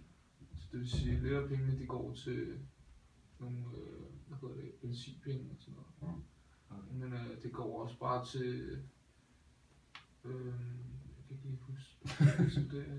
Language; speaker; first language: Danish; native; Danish